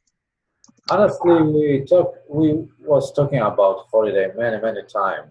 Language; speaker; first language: English; non-native, learner; Polish